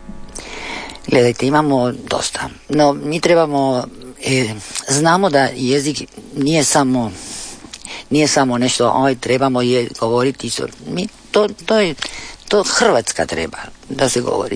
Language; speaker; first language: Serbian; early bilingual, heritage; Spanish